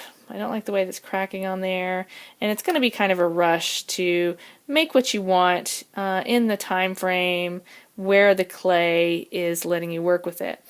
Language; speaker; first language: English; native; English